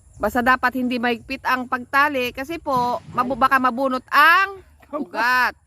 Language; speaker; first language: Filipino; native; Filipino